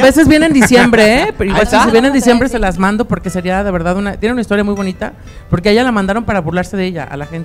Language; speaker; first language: Spanish; native; Spanish